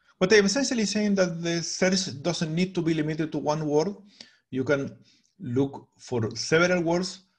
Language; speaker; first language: English; non-native, fluent; Spanish